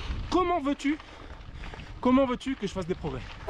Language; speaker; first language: French; native; French